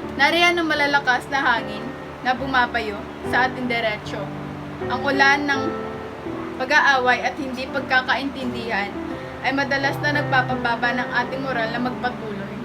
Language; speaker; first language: Filipino; native; Filipino